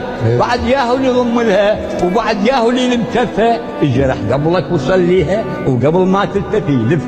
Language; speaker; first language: Arabic; native; Arabic